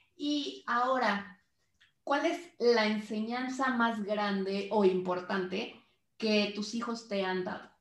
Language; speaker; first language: Spanish; native; Spanish